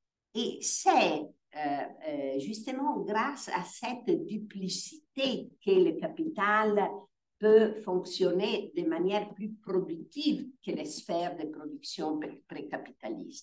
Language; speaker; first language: French; non-native, fluent; Italian